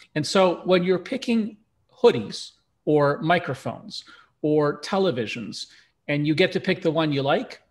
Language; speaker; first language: English; early bilingual, other home language; Russian